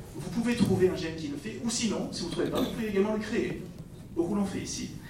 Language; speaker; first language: French; non-native, fluent; Dutch